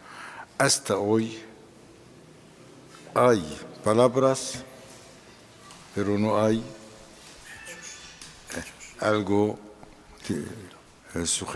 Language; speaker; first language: Spanish; non-native, fluent; Arabic